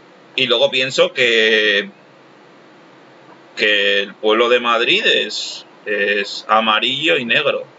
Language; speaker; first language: Spanish; non-native, local second language; Catalan